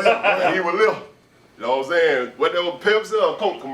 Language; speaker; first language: English; native; English